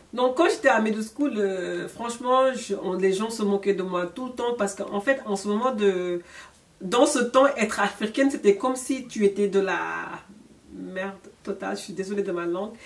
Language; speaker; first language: French; non-native, local second language; Wolof